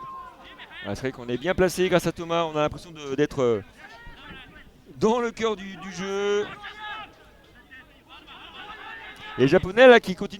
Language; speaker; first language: French; native; French